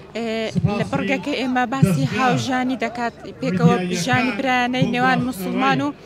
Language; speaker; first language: Central Kurdish; native; Central Kurdish